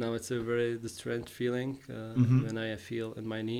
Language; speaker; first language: English; non-native, learner; Czech